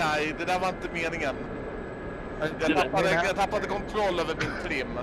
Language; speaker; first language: Swedish; native; Swedish